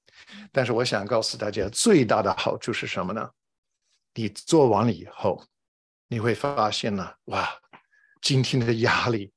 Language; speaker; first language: Chinese; non-native, fluent; English